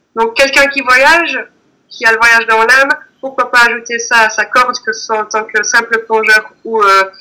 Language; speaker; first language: French; native; French